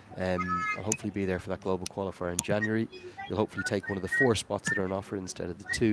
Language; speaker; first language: English; native; English